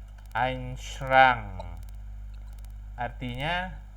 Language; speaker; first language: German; non-native, fluent; Indonesian